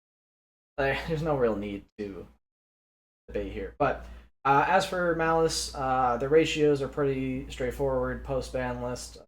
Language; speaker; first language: English; native; English